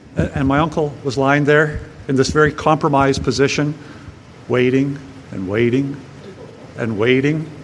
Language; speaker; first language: English; native; English